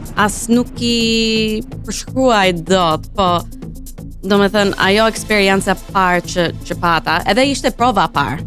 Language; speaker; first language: Albanian; early bilingual, heritage; Albanian